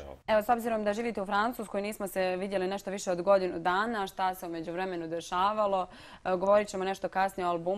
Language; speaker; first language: Bosnian; native; Bosnian